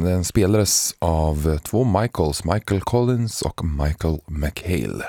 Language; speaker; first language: Swedish; native; Swedish